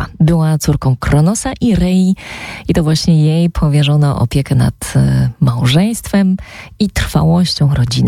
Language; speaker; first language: Polish; native; Polish